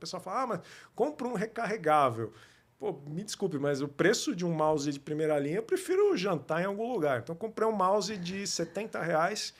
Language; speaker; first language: Portuguese; native; Portuguese